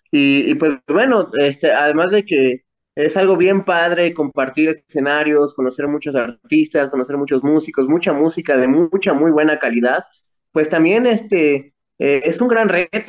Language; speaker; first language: Spanish; native; Spanish